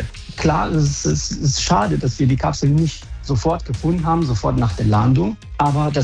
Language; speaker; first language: German; native; German